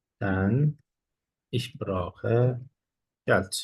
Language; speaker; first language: German; non-native, fluent; Turkish